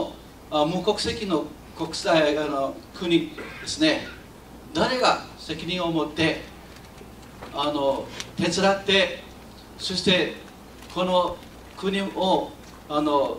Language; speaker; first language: Japanese; non-native, fluent; Chinese